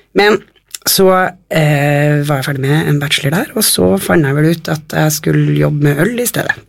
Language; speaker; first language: Norwegian; native; Norwegian